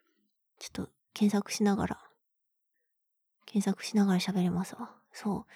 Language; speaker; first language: Japanese; native; Japanese